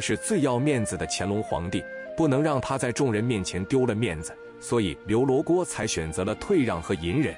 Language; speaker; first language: Chinese; native; Chinese